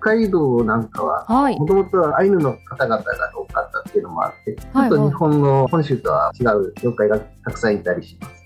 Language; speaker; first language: Japanese; native; Japanese